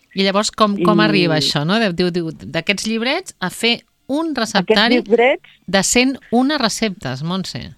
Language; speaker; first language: Catalan; native; Catalan